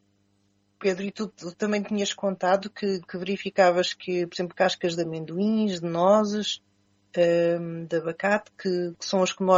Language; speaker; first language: Portuguese; native; Portuguese